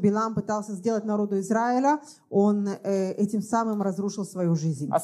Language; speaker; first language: Russian; native; Russian